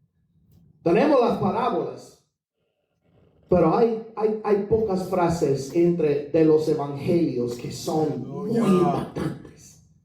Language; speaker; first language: Spanish; non-native, fluent; English